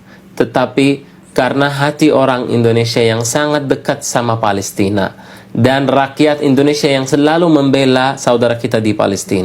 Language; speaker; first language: Indonesian; non-native, fluent; Arabic